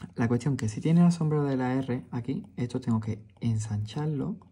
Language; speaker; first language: Spanish; native; Spanish